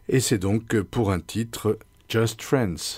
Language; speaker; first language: French; native; French